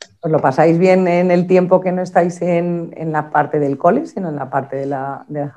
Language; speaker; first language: Spanish; native; Spanish